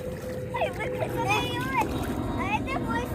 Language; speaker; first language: Russian; early bilingual, heritage; Russian